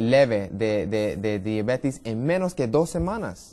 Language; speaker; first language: Spanish; non-native, learner; English